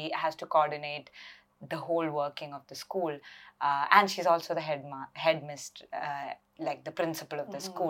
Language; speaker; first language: English; non-native, local second language; Malayalam